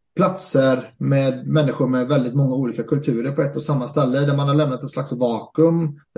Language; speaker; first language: Swedish; early bilingual, other home language; Arabic